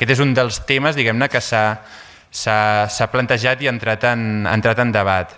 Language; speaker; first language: Catalan; native; Catalan